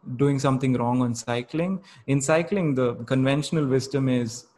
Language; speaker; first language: English; non-native, local second language; Kannada